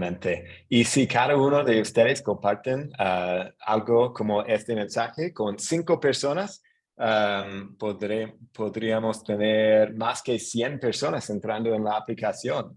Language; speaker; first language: Spanish; non-native, fluent; English